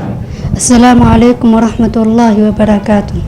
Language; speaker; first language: Arabic; non-native, learner; Somali